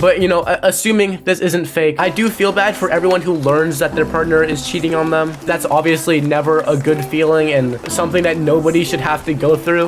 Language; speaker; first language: English; native; English